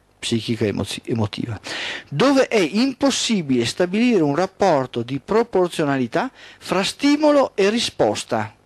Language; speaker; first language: Italian; native; Italian